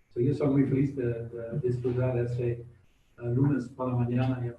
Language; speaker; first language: Spanish; non-native, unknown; Dutch